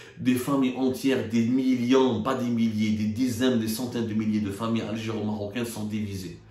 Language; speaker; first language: French; non-native, local second language; Arabic